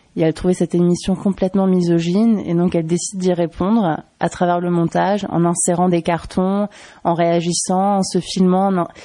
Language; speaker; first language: French; native; French